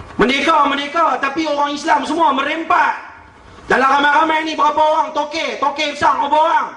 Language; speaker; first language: Malay; native; Malay